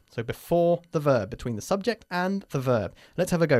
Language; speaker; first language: English; native; English